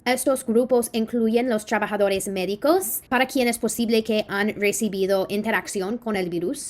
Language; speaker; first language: Spanish; non-native, fluent; English